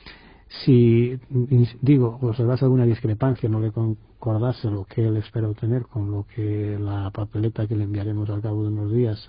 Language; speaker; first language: Spanish; native; Spanish